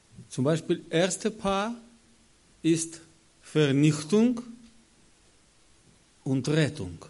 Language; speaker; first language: German; non-native, learner; Russian